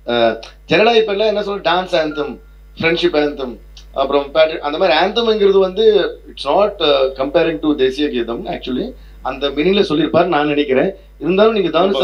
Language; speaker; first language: Tamil; non-native, local second language; Telugu